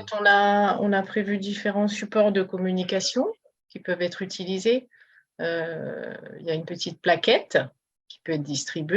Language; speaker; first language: French; native; French